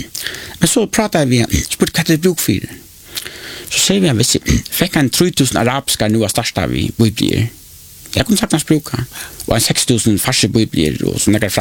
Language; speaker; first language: Norwegian; non-native, learner; Faroese